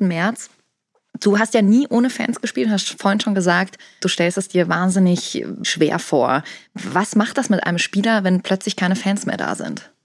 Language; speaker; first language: German; native; German